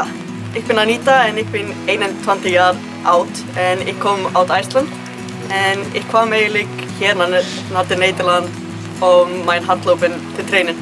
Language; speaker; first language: Dutch; non-native, learner; Icelandic